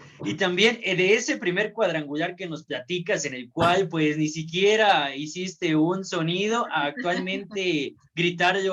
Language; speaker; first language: Spanish; native; Spanish